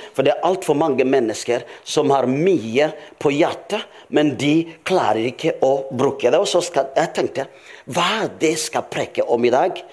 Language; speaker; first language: Norwegian; non-native, fluent; Rundi